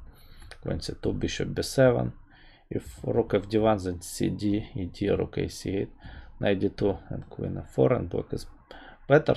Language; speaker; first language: English; non-native, fluent; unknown